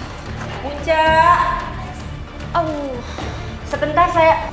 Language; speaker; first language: Indonesian; native; Indonesian